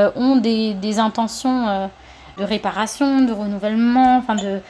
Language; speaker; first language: French; early bilingual, other home language; Spanish